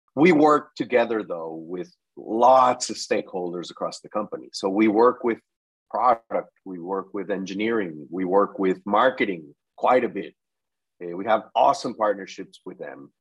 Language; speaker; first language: English; non-native, fluent; Spanish